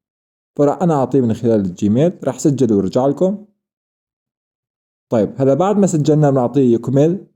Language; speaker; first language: Arabic; native; Arabic